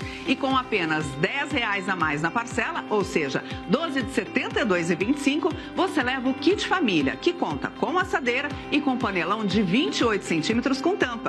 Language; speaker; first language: Portuguese; native; Portuguese